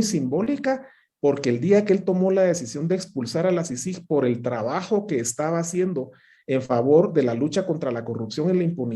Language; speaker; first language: Spanish; native; Spanish